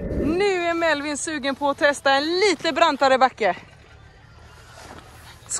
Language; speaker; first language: Swedish; native; Swedish